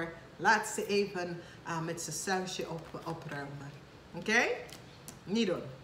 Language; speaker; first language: Dutch; non-native, fluent; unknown